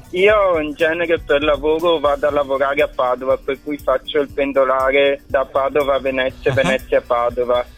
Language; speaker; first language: Italian; native; Italian